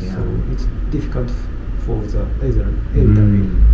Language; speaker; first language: English; non-native, learner; Japanese